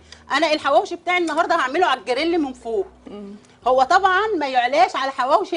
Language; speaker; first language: Arabic; native; Arabic